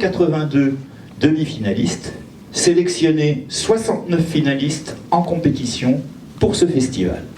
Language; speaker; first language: French; native; French